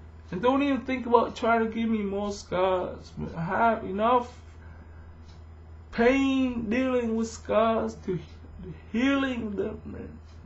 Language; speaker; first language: English; early bilingual, other home language; Vietnamese